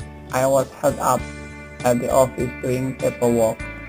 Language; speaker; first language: English; non-native, fluent; Indonesian